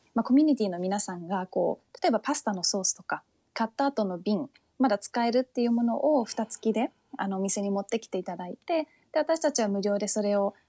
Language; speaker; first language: Japanese; early bilingual, heritage; Japanese